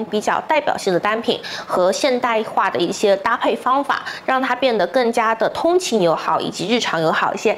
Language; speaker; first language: Chinese; native; Chinese